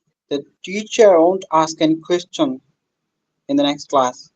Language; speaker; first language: English; non-native, local second language; Bangla